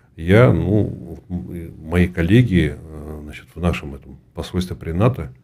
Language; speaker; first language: Russian; native; Russian